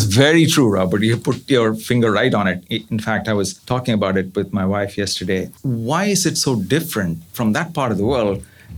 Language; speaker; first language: English; non-native, local second language; Tamil